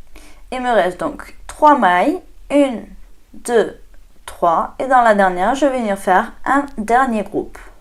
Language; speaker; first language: French; native; French